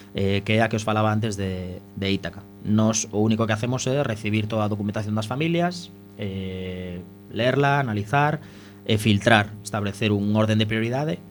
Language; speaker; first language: Galician; non-native, local second language; Spanish